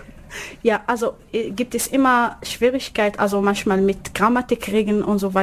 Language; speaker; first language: German; non-native, learner; Arabic